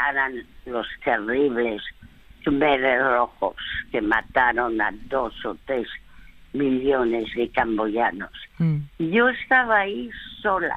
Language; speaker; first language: Spanish; early bilingual, other home language; French